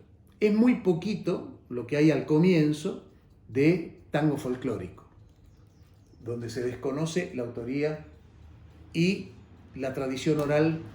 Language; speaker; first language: Spanish; native; Spanish